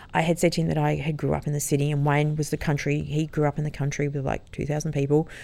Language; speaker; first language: English; native; English